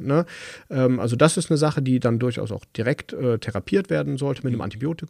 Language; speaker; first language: German; native; German